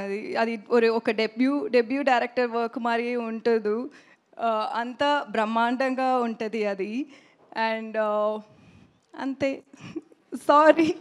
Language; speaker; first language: Telugu; non-native, learner; Tamil